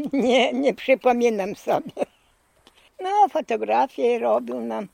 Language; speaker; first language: Polish; non-native, local second language; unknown